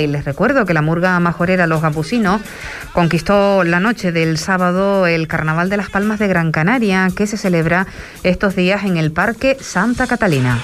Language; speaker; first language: Spanish; native; Spanish